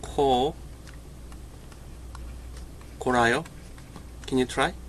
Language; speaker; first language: English; non-native, learner; Korean